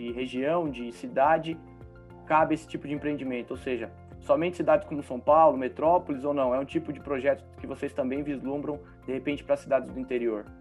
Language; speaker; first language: Portuguese; native; Portuguese